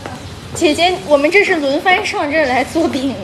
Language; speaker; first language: Chinese; native; Chinese